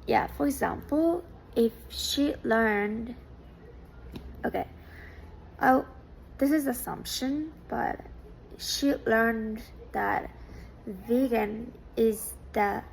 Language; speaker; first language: English; non-native, fluent; Japanese